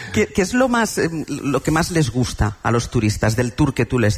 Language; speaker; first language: Spanish; native; Spanish